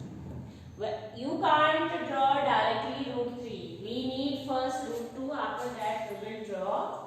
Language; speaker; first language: English; non-native, local second language; Hindi